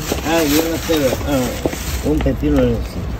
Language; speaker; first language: Spanish; non-native, learner; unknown